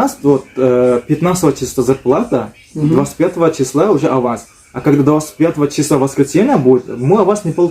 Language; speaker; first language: Russian; non-native, learner; Uzbek